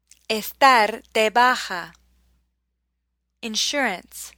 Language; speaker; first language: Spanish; non-native, fluent; English